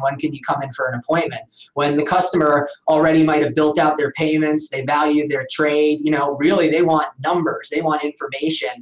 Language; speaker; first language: English; native; English